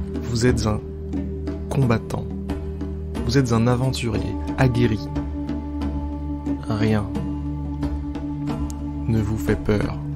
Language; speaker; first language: French; native; French